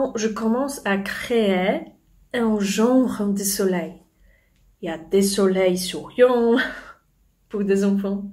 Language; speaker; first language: French; non-native, fluent; Polish